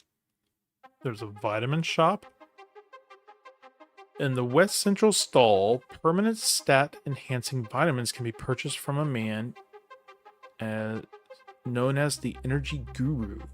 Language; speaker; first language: English; native; English